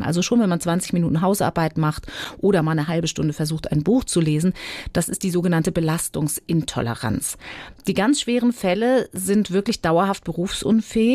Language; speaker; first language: German; native; German